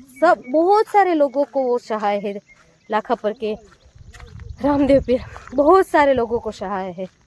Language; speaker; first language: Hindi; non-native, local second language; Gujarati